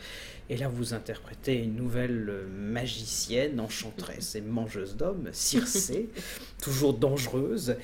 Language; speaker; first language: French; native; French